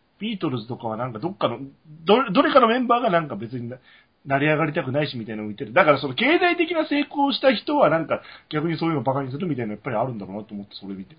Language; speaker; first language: Japanese; native; Japanese